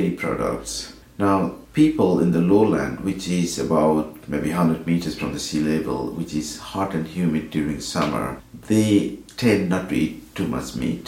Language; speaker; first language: English; non-native, fluent; Nepali